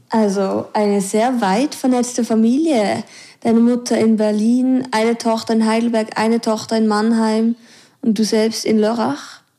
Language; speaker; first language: German; native; German